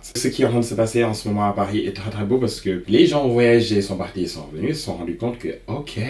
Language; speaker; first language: French; non-native, local second language; Wolof